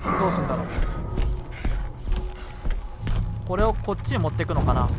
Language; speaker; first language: Japanese; native; Japanese